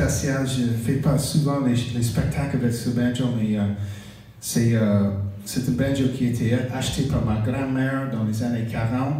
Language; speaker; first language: French; non-native, local second language; English